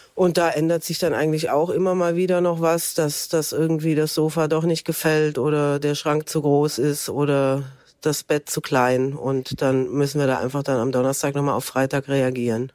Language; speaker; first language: German; native; German